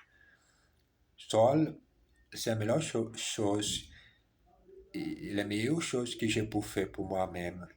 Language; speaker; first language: French; non-native, learner; German